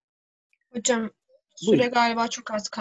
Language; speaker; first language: Turkish; native; Turkish